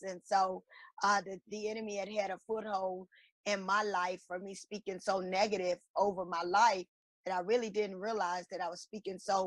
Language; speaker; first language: English; native; English